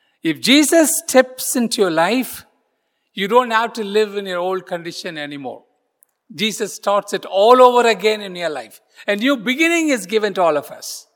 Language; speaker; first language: English; non-native, local second language; Tamil